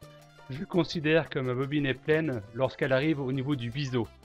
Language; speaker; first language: French; native; French